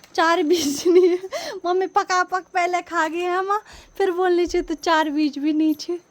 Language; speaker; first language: Hindi; non-native, fluent; Nepali